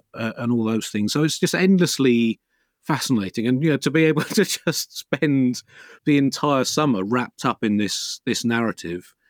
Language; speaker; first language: English; native; English